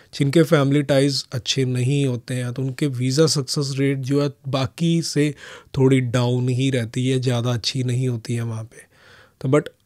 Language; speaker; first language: Hindi; non-native, local second language; Punjabi